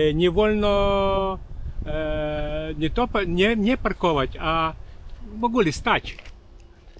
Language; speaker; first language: Polish; non-native, learner; Ukrainian